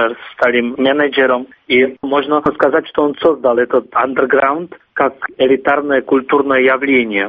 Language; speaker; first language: Russian; non-native, fluent; Czech